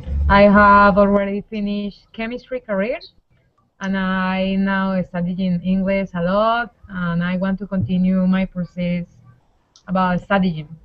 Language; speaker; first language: English; non-native, learner; Spanish